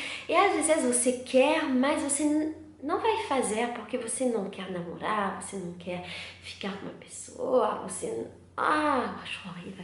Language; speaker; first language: Portuguese; non-native, learner; French